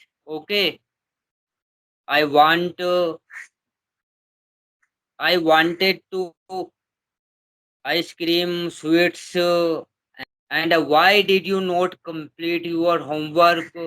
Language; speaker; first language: English; non-native, learner; Hindi